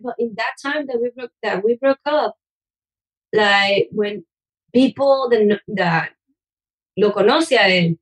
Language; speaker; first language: English; non-native, fluent; Spanish